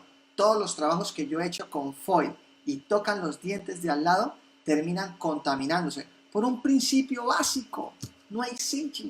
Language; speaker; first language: Spanish; native; Spanish